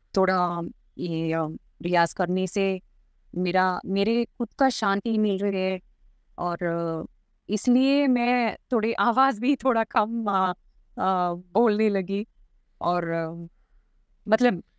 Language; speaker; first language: Hindi; non-native, local second language; Tamil